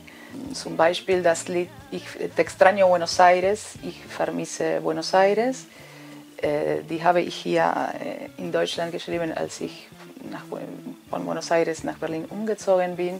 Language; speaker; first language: German; non-native, fluent; Spanish